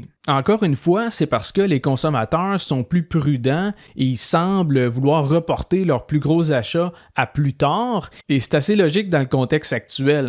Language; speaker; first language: French; native; French